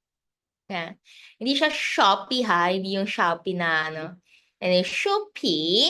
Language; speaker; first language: Filipino; native; Filipino